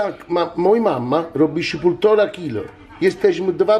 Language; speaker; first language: Polish; non-native, learner; Italian